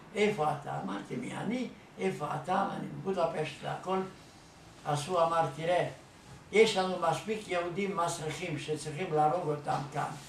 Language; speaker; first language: Hebrew; non-native, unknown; Hungarian